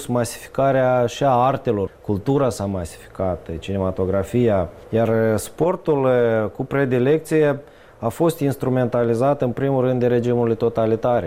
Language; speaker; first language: Romanian; native; Romanian